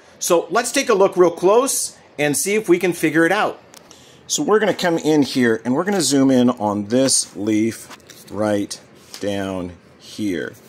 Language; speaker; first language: English; native; English